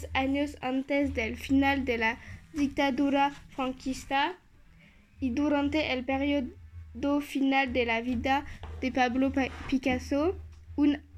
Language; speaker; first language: Spanish; non-native, learner; French